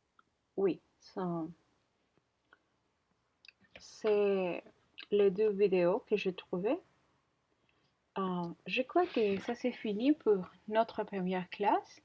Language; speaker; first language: French; non-native, learner; Spanish